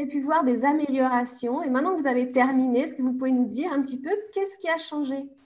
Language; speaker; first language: French; native; French